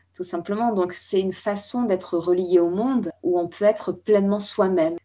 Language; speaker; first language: French; native; French